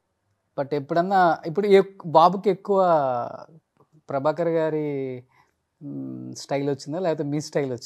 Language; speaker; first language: Telugu; native; Telugu